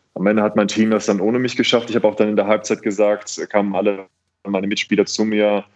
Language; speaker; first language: German; native; German